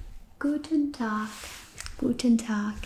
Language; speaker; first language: German; non-native, fluent; Czech